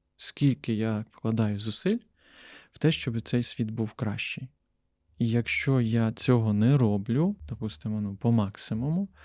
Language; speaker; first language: Ukrainian; native; Ukrainian